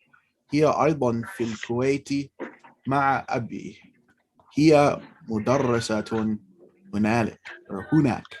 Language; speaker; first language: Arabic; non-native, fluent; English